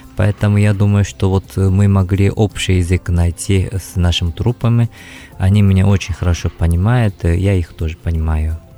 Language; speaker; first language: Russian; non-native, fluent; Japanese